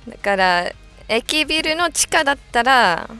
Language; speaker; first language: Japanese; non-native, fluent; English